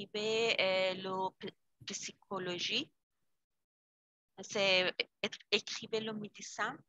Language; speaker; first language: French; non-native, learner; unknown